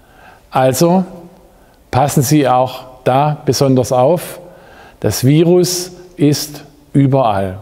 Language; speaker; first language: German; native; German